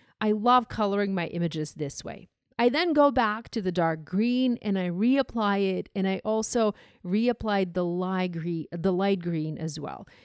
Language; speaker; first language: English; non-native, fluent; Ukrainian